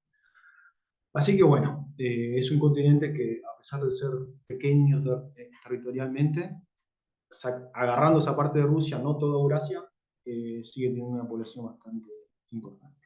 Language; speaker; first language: Spanish; native; Spanish